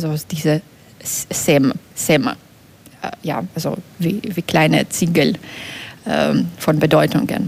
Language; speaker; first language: German; non-native, fluent; Belarusian